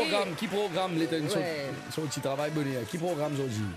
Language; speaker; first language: French; non-native, local second language; Morisyen